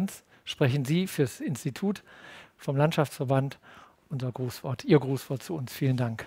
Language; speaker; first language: German; native; German